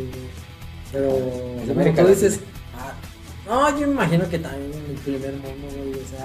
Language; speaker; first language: Spanish; native; Spanish